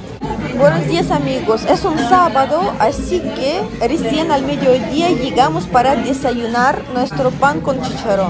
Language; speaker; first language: Spanish; non-native, fluent; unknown